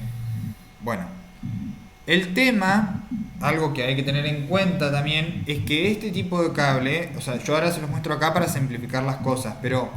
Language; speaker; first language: Spanish; native; Spanish